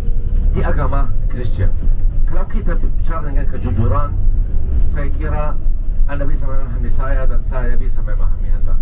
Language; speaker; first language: Indonesian; non-native, fluent; Arabic